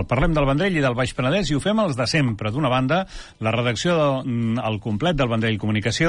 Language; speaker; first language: Catalan; native; Catalan